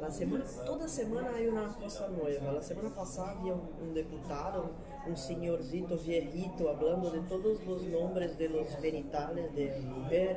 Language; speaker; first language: Spanish; non-native, fluent; Portuguese